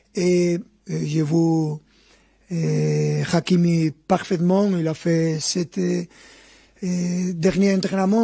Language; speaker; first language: French; non-native, fluent; Spanish